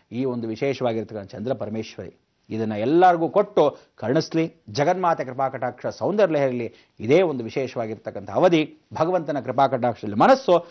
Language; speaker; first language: Kannada; native; Kannada